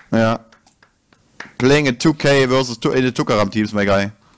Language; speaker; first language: English; non-native, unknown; German